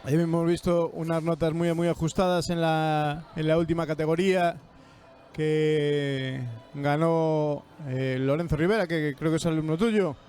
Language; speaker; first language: Spanish; native; Spanish